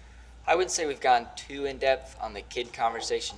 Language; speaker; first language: English; native; English